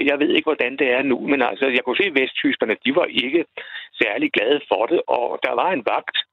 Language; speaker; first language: Danish; native; Danish